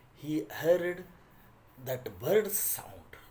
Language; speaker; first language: English; non-native, local second language; Kannada